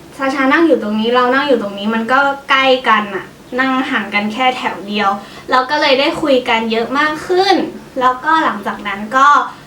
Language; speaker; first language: Thai; native; Thai